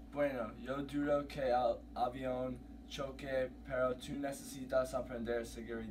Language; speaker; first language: Spanish; non-native, learner; English